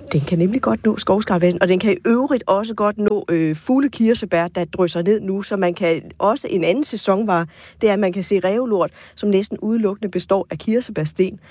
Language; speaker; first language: Danish; native; Danish